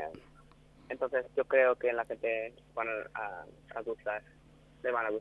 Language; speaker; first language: Spanish; non-native, learner; English